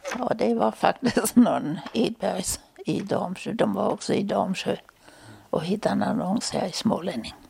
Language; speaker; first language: Swedish; non-native, fluent; German